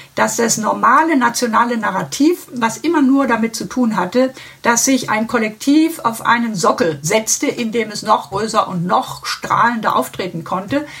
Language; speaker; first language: German; native; German